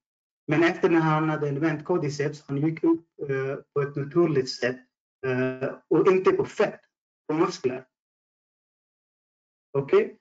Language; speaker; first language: Swedish; non-native, fluent; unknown